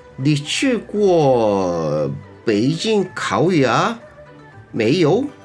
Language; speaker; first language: Chinese; non-native, learner; Korean